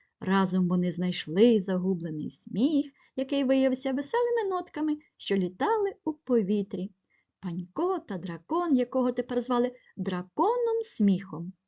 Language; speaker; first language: Ukrainian; native; Ukrainian